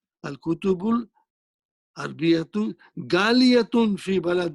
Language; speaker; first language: Arabic; non-native, fluent; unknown